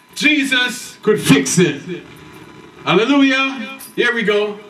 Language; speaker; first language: English; native; English